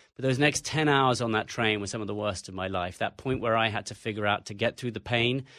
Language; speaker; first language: English; native; English